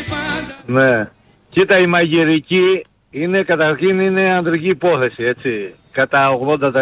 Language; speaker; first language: Greek; native; Greek